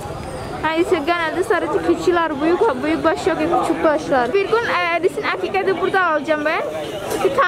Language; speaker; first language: Turkish; non-native, learner; Javanese